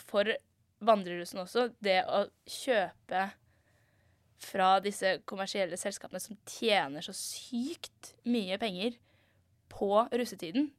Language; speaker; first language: Norwegian; native; Norwegian